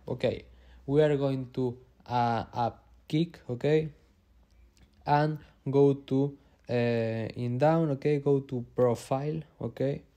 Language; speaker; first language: English; non-native, learner; Spanish